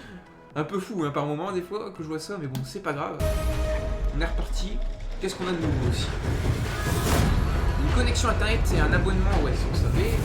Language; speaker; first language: French; native; French